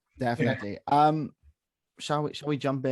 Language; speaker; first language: English; native; English